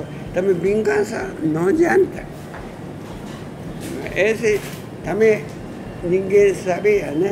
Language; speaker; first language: Portuguese; non-native, learner; Japanese